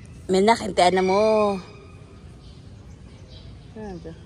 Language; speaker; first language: Arabic; non-native, learner; Filipino